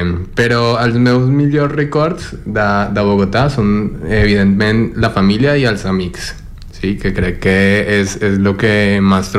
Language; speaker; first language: Catalan; non-native, learner; Spanish